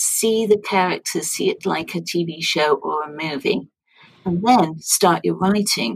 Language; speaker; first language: English; native; English